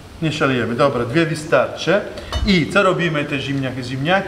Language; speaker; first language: Polish; non-native, learner; Italian